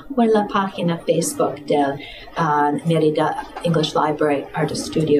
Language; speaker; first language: Spanish; non-native, fluent; English